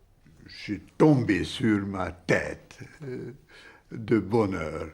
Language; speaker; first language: French; non-native, fluent; Hungarian